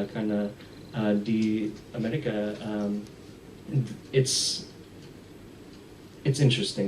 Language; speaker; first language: Indonesian; early bilingual, heritage; English